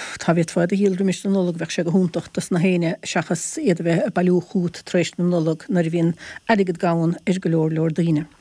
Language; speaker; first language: Irish; native; Irish